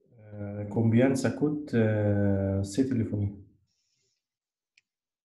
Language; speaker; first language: French; non-native, learner; Arabic